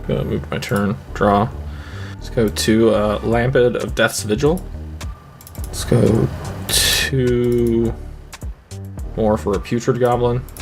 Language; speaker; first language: English; native; English